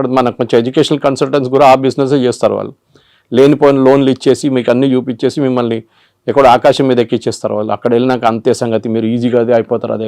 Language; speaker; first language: Telugu; non-native, local second language; Malayalam